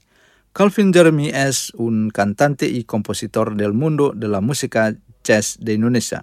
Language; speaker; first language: Spanish; non-native, fluent; Indonesian